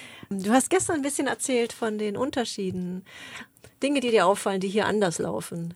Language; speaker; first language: German; native; German